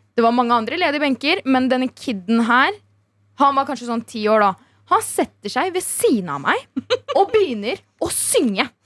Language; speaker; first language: Norwegian; early bilingual, other home language; Turkish